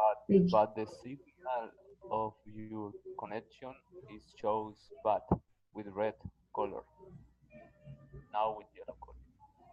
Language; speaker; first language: English; non-native, learner; Spanish